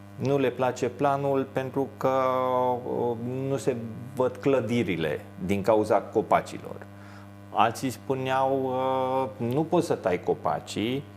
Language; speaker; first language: Romanian; non-native, local second language; Hungarian